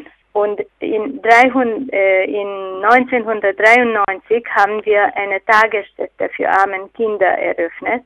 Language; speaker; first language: German; non-native, fluent; Hungarian